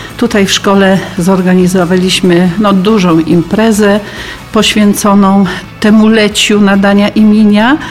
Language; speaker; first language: Polish; native; Polish